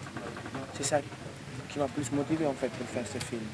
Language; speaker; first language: French; non-native, local second language; Wolof